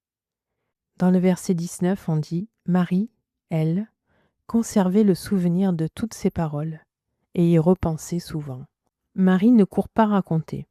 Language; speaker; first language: French; native; French